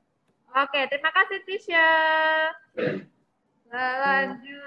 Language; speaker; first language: Indonesian; native; Indonesian